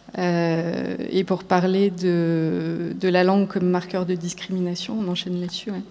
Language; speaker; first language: French; native; French